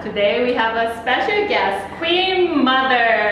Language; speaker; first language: English; non-native, local second language; Korean